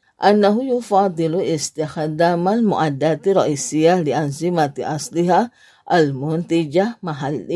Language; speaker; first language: Arabic; non-native, learner; Indonesian